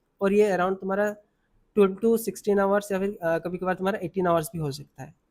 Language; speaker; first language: Hindi; non-native, local second language; Assamese